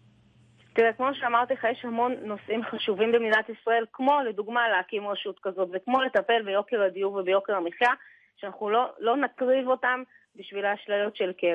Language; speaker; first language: Hebrew; native; Hebrew